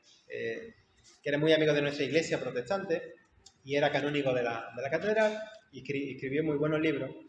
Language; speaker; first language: Spanish; native; Spanish